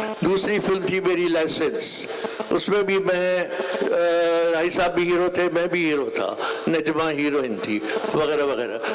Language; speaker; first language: Urdu; non-native, local second language; Sindhi